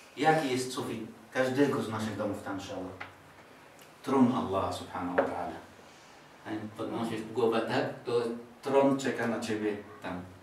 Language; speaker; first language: Polish; non-native, fluent; Arabic